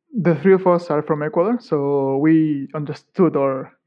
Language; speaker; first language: English; non-native, fluent; Spanish